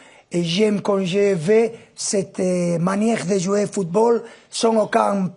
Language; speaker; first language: French; non-native, fluent; Spanish